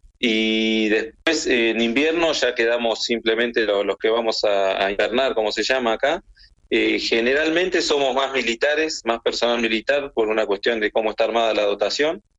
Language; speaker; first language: Spanish; native; Spanish